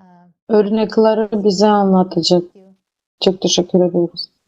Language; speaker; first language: Turkish; non-native, learner; Russian